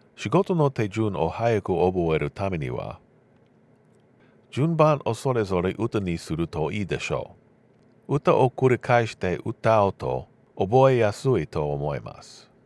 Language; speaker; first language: Japanese; non-native, learner; English